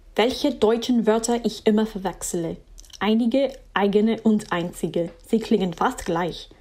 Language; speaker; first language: German; non-native, fluent; English